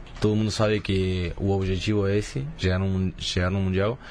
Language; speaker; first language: Portuguese; early bilingual, heritage; Spanish